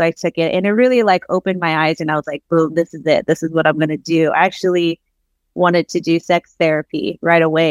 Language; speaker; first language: English; native; English